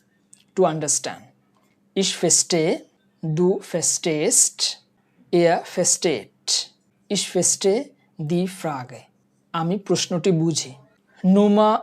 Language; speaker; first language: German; non-native, learner; Bangla